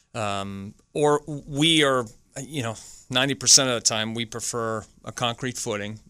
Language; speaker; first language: English; native; English